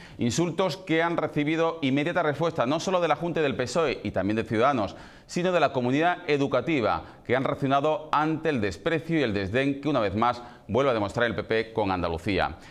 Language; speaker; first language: Spanish; native; Spanish